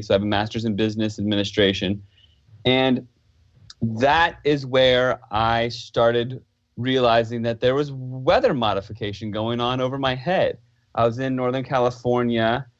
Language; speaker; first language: English; native; English